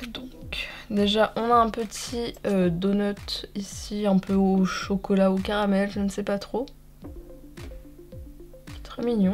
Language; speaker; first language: French; native; French